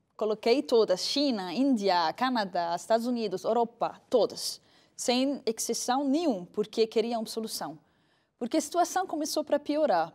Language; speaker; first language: Portuguese; non-native, fluent; Arabic